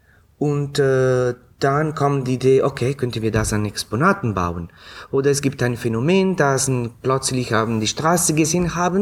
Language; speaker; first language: German; non-native, fluent; Italian